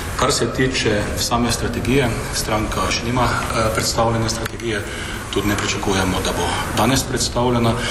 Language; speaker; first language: Slovenian; native; Slovenian